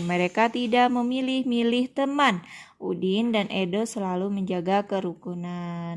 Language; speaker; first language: Indonesian; native; Indonesian